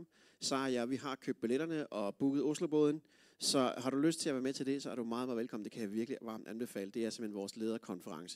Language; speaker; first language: Danish; native; Danish